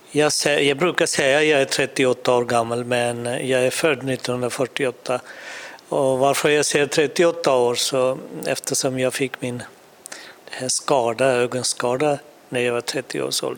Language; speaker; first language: Swedish; non-native, fluent; Urdu